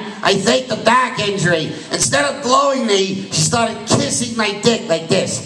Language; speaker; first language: English; native; English